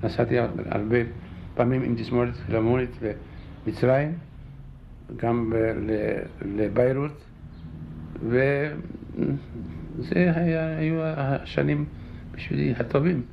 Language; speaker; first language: Hebrew; non-native, fluent; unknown